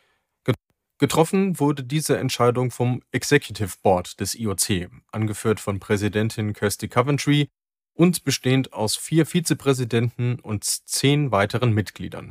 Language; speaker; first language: German; native; German